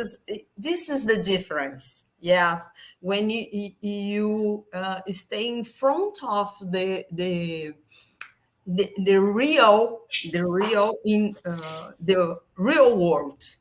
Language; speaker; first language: English; non-native, learner; Portuguese